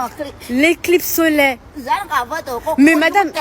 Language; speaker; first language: French; native; French